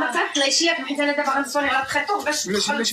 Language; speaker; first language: Arabic; native; Arabic